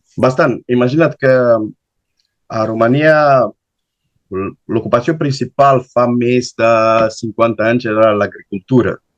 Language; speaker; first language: Catalan; non-native, fluent; Romanian